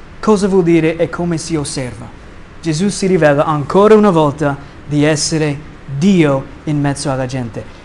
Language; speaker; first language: Italian; non-native, fluent; English